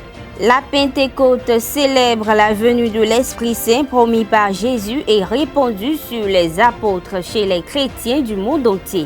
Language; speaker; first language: French; native; French